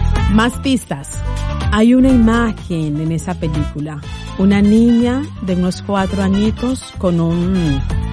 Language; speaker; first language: Spanish; native; Spanish